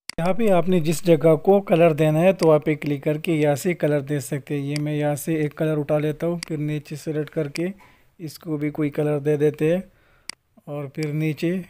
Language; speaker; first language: Urdu; non-native, local second language; Pashto